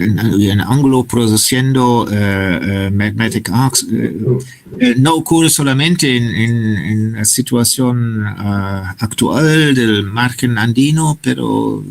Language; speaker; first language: Spanish; non-native, fluent; German